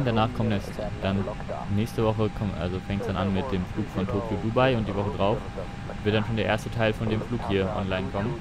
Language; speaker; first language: German; native; German